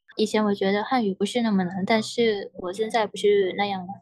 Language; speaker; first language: Chinese; non-native, learner; Thai